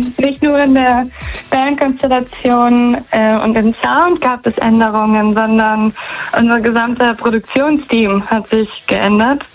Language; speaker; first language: German; non-native, fluent; Portuguese